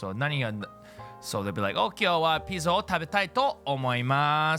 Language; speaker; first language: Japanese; non-native, fluent; English